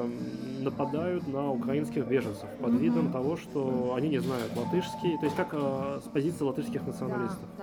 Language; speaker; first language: Russian; native; Russian